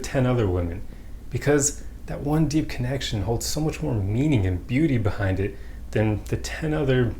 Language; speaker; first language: English; native; English